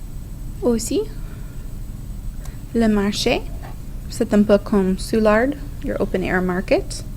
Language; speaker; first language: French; non-native, fluent; English